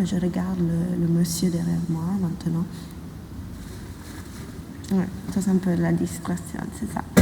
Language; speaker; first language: French; non-native, fluent; Italian